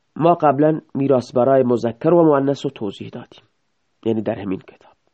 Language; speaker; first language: Persian; native; Persian